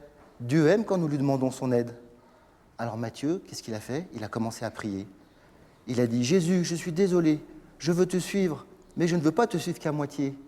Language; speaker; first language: French; native; French